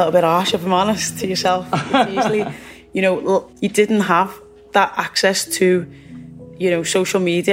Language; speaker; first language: English; native; English